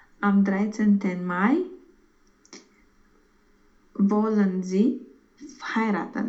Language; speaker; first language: German; non-native, learner; Romanian